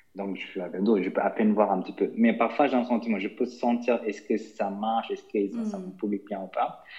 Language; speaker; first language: French; non-native, fluent; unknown